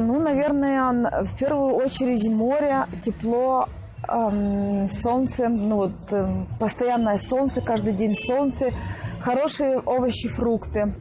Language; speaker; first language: Russian; native; Russian